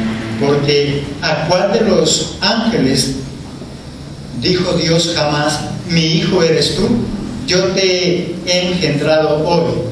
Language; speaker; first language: Spanish; native; Spanish